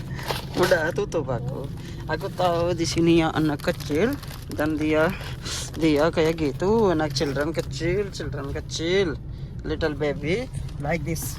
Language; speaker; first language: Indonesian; non-native, learner; Urdu